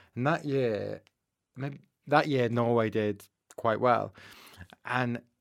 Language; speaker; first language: English; native; English